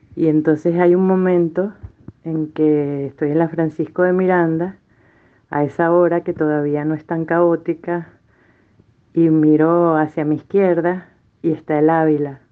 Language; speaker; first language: Spanish; native; Spanish